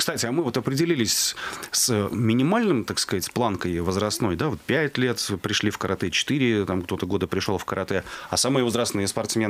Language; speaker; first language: Russian; native; Russian